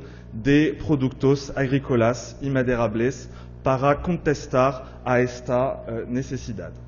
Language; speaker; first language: Spanish; non-native, fluent; French